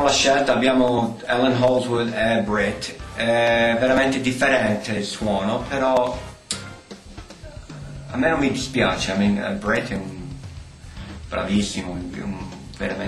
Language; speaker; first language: Italian; early bilingual, heritage; Italian